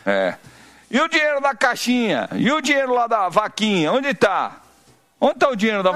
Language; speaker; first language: Portuguese; native; Portuguese